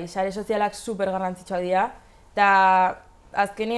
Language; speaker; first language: Basque; non-native, local second language; Spanish